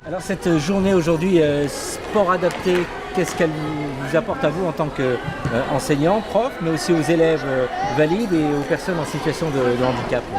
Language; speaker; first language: French; native; French